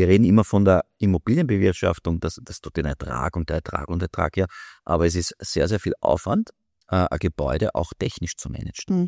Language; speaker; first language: German; native; German